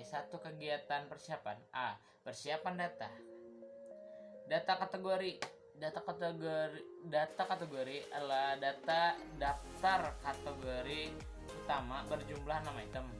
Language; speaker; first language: Indonesian; native; Indonesian